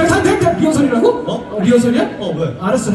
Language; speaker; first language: Korean; native; Korean